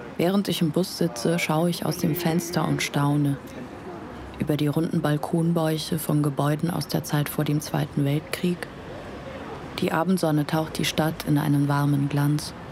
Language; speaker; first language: German; non-native, fluent; Lithuanian